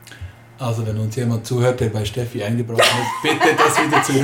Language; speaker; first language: German; native; German